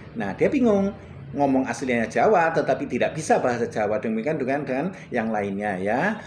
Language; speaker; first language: Indonesian; non-native, local second language; Javanese